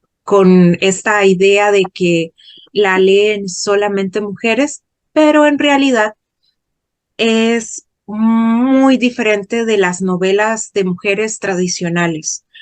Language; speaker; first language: Spanish; non-native, fluent; Portuguese